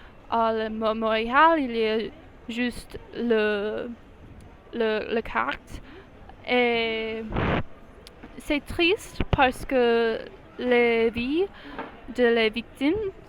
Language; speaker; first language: French; non-native, learner; English